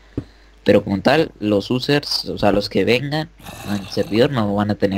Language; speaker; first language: Spanish; native; Spanish